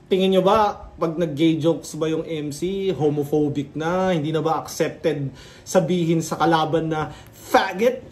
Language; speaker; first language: Filipino; native; Filipino